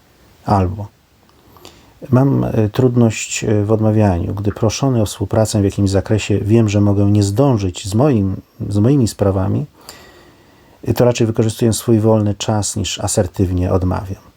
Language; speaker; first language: Polish; native; Polish